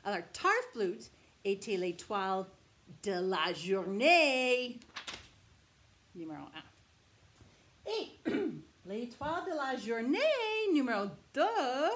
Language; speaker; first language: French; non-native, fluent; English